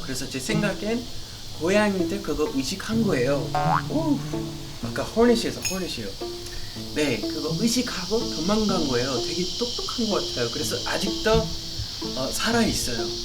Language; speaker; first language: Korean; non-native, fluent; English